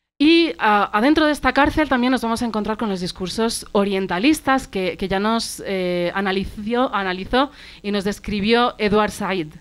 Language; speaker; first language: Spanish; early bilingual, other home language; Arabic